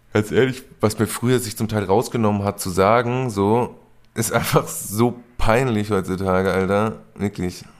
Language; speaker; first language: German; native; German